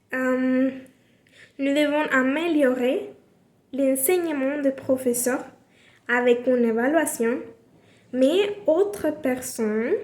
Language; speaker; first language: French; non-native, learner; Spanish